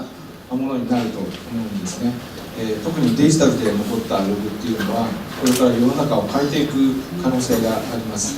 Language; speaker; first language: Japanese; native; Japanese